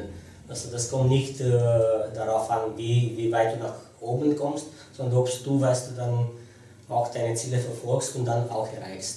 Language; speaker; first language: German; non-native, fluent; Romanian